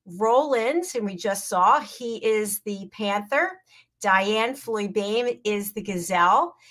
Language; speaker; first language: English; native; English